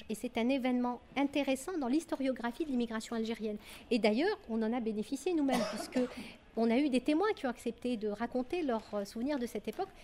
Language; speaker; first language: French; native; French